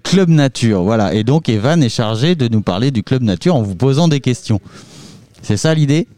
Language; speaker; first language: French; native; French